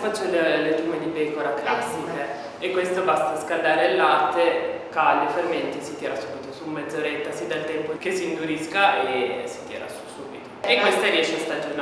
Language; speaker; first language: Italian; native; Italian